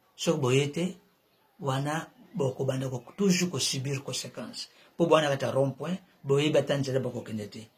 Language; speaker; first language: Lingala; non-native, local second language; Kongo